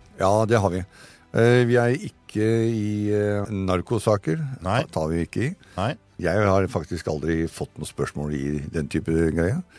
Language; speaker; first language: Norwegian; native; Norwegian